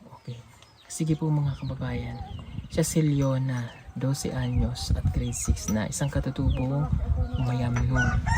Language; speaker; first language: Filipino; native; Filipino